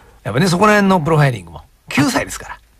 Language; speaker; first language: Japanese; native; Japanese